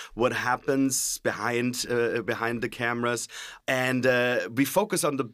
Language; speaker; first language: English; non-native, fluent; German